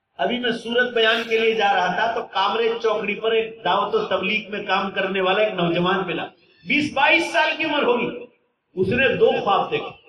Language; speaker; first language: Urdu; native; Urdu